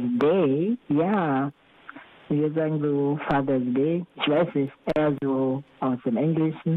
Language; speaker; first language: German; non-native, fluent; Swahili